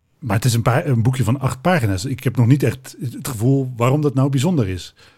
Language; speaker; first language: Dutch; native; Dutch